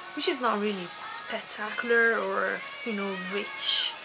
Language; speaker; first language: English; non-native, fluent; Italian